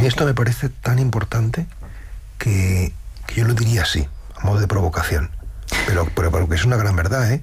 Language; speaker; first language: Spanish; native; Spanish